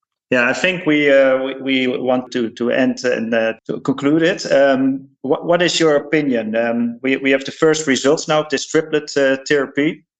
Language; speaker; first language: English; non-native, fluent; Dutch